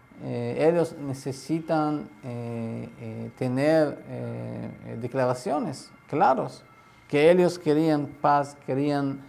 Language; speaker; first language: Spanish; non-native, learner; Arabic